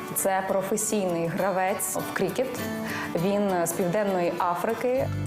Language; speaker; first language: Ukrainian; native; Ukrainian